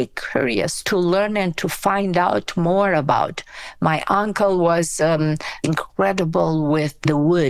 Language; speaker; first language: English; non-native, fluent; Romanian